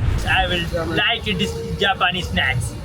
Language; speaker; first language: English; non-native, learner; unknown